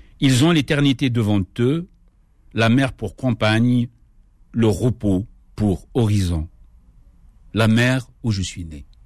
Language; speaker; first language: French; non-native, local second language; Kabyle